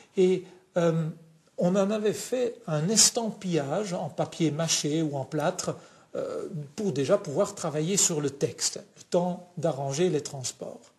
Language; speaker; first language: French; non-native, local second language; Dutch